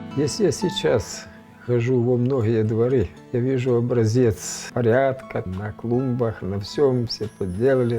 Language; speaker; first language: Russian; non-native, local second language; Ukrainian